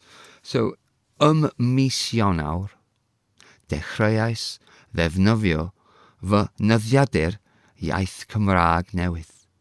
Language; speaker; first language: Welsh; non-native, learner; English